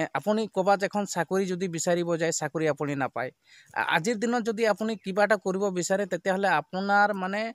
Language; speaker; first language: Assamese; non-native, local second language; Sadri